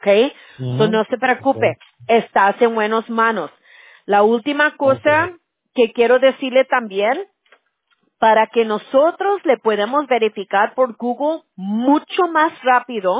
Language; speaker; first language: Spanish; early bilingual, heritage; English